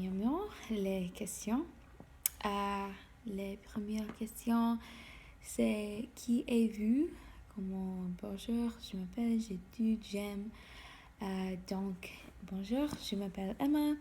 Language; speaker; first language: French; non-native, learner; English